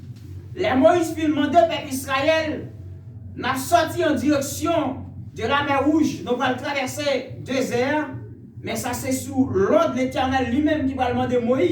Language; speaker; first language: French; non-native, local second language; Haitian Creole